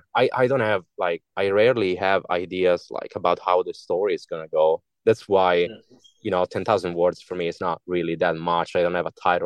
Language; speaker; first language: English; non-native, fluent; Italian